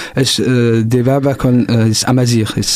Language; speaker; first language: German; non-native, local second language; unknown